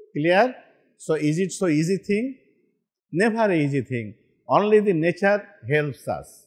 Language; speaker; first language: English; non-native, local second language; Bangla